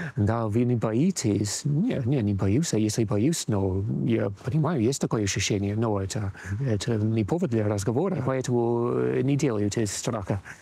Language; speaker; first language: Russian; non-native, fluent; English